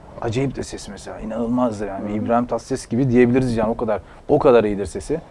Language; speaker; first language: Turkish; early bilingual, other home language; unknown